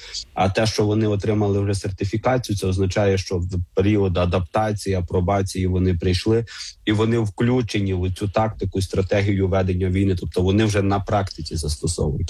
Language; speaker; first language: Ukrainian; native; Ukrainian